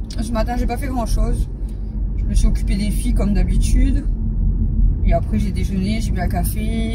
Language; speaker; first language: French; native; French